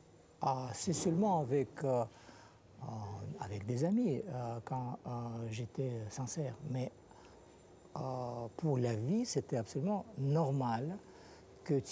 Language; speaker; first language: French; non-native, fluent; Russian